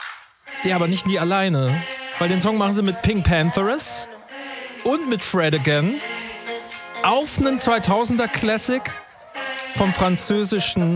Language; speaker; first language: German; native; German